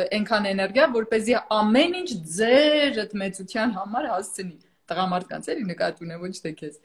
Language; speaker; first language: Armenian; native; Armenian